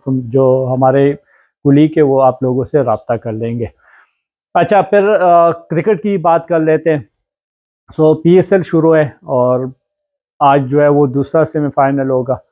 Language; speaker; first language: Urdu; non-native, local second language; Pashto